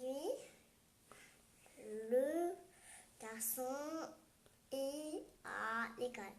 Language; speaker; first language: French; non-native, learner; Vietnamese